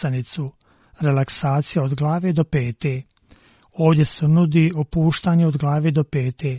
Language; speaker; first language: Croatian; non-native, fluent; Chinese